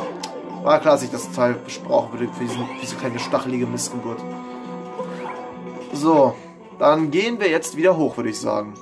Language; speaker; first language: German; native; German